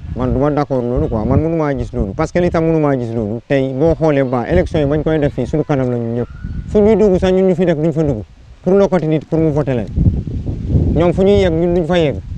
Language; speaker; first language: Wolof; non-native, local second language; Jola-Fonyi